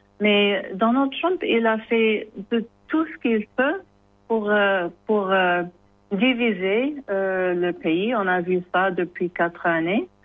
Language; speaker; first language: French; non-native, learner; English